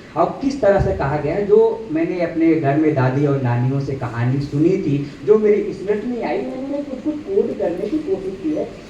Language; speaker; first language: Hindi; native; Hindi